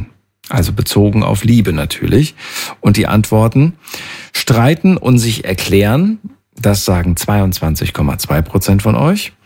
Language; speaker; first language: German; native; German